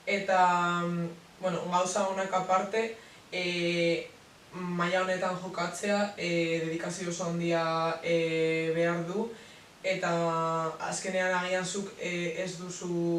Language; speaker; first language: Basque; non-native, local second language; Spanish